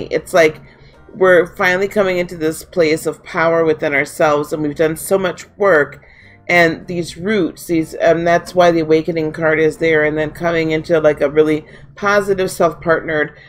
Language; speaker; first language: English; native; English